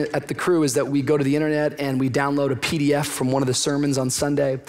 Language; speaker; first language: English; native; English